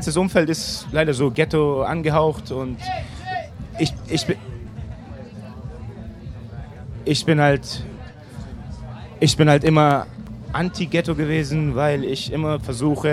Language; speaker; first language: German; native; German